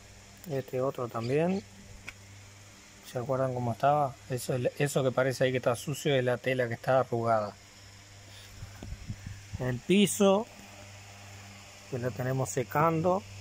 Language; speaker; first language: Spanish; native; Spanish